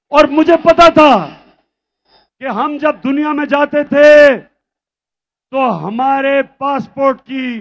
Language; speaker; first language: Urdu; native; Urdu